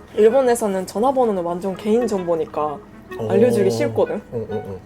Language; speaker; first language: Korean; non-native, fluent; Japanese